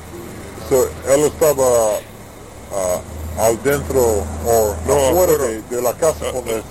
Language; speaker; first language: Spanish; non-native, learner; English